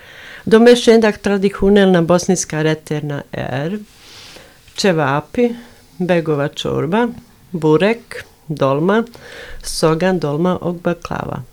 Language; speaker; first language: Swedish; non-native, fluent; Bosnian